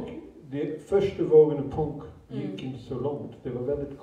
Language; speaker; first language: Swedish; non-native, fluent; English